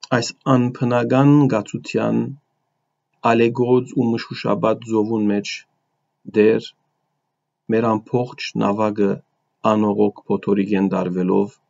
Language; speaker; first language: Armenian; early bilingual, heritage; Armenian